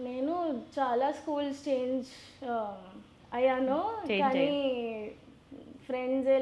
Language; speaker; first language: Telugu; non-native, learner; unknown